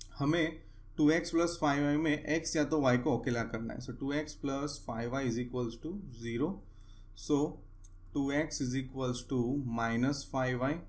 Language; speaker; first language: Hindi; non-native, local second language; Gujarati